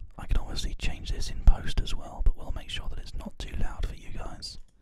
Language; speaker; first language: English; native; English